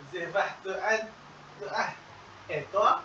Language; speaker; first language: French; non-native, learner; Malay